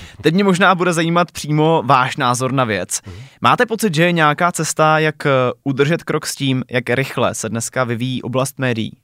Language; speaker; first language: Czech; native; Czech